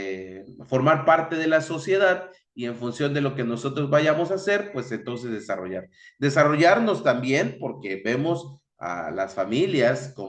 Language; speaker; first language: Spanish; native; Spanish